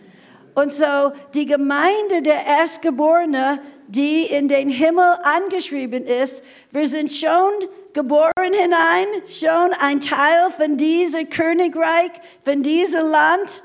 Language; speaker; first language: German; non-native, fluent; English